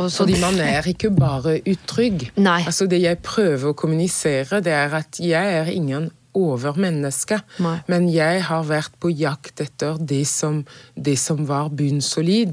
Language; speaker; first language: Norwegian; non-native, fluent; French